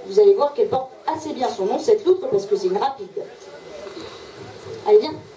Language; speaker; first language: French; native; French